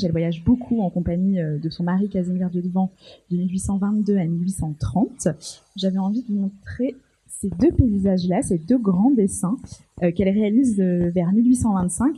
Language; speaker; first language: French; native; French